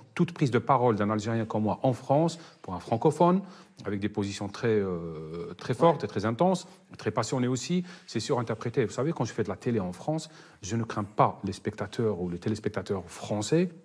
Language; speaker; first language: French; non-native, local second language; Arabic